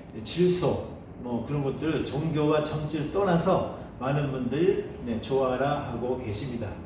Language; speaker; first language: Korean; non-native, fluent; Japanese